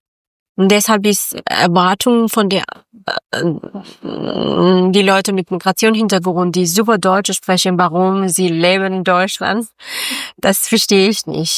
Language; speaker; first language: German; non-native, learner; Persian